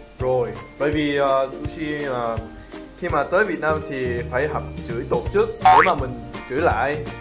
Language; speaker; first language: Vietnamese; non-native, fluent; Korean